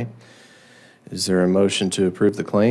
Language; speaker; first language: English; native; English